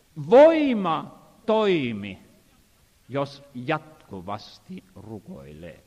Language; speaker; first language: Finnish; non-native, fluent; Estonian